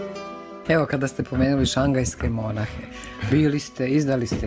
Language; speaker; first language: Croatian; native; Croatian